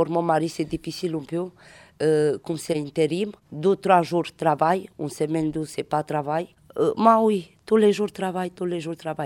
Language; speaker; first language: French; non-native, learner; Romanian